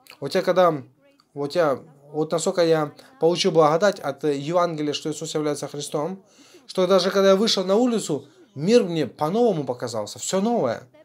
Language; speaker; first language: Russian; non-native, fluent; Korean